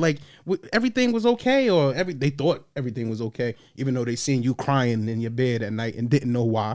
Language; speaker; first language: English; native; English